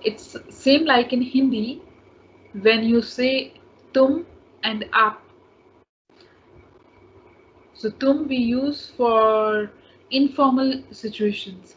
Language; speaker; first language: English; non-native, local second language; Hindi